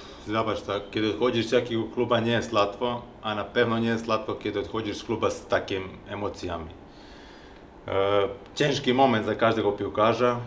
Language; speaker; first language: Polish; non-native, learner; Serbian